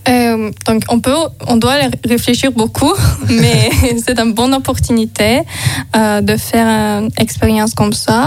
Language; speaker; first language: French; non-native, learner; Azerbaijani